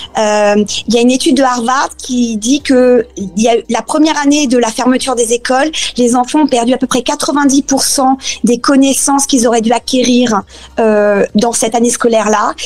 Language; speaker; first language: French; early bilingual, other home language; Spanish